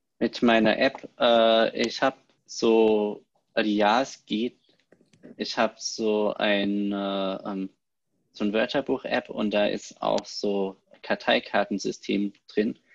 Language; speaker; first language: German; native; German